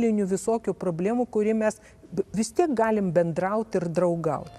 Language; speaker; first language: Lithuanian; non-native, local second language; Russian